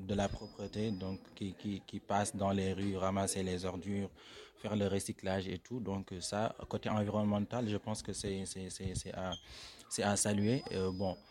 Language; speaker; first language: French; non-native, local second language; Wolof